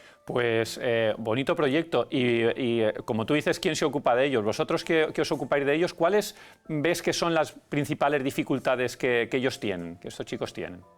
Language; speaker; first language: Spanish; native; Spanish